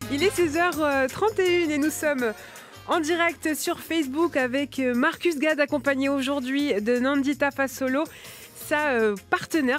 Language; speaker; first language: French; native; French